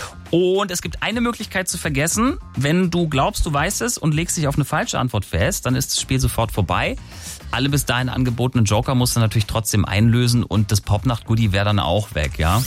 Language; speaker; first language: German; native; German